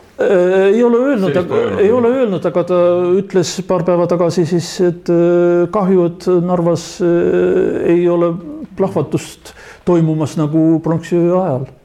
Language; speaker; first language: Estonian; non-native, local second language; Russian